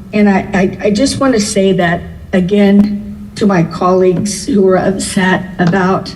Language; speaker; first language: English; native; English